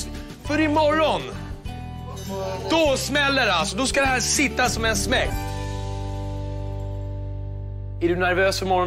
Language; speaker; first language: Swedish; native; Swedish